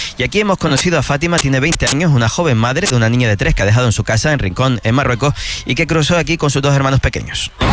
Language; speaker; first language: Spanish; native; Spanish